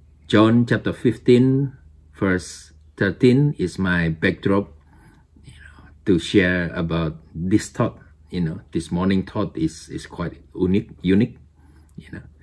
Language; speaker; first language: English; non-native, fluent; Indonesian